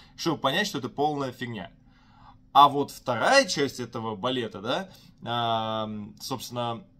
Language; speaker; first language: Russian; native; Russian